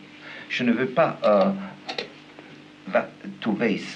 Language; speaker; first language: French; non-native, fluent; German